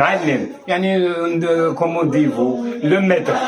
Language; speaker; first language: French; non-native, local second language; Arabic